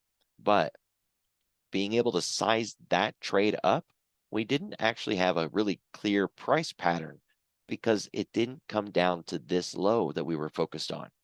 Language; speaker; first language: English; native; English